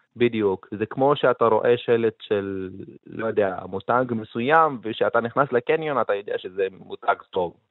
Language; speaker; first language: Hebrew; non-native, local second language; Arabic